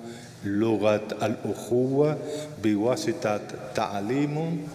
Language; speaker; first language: Arabic; non-native, fluent; Spanish